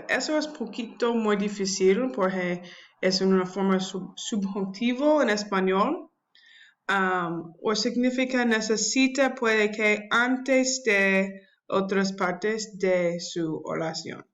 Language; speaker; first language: Spanish; non-native, learner; English